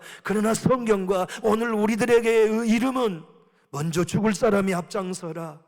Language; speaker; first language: Korean; native; Korean